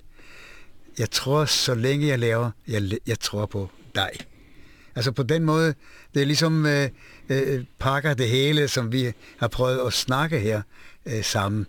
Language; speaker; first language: Danish; non-native, fluent; Hebrew